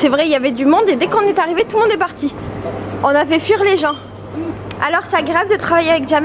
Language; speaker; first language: French; native; French